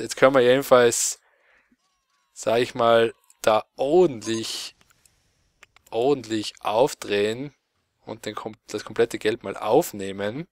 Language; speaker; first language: German; native; German